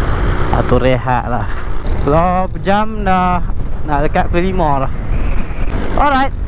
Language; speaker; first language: Malay; native; Malay